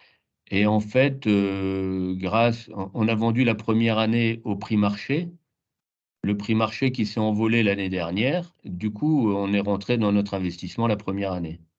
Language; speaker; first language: French; native; French